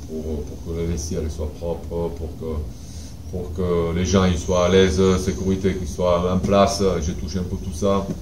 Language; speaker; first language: French; non-native, fluent; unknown